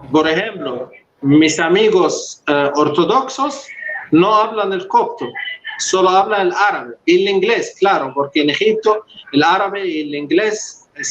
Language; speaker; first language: Spanish; non-native, local second language; Arabic